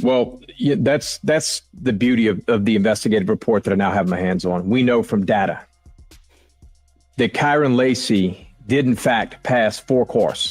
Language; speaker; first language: English; native; English